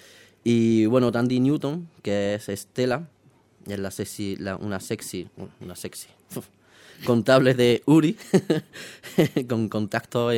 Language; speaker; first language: Spanish; native; Spanish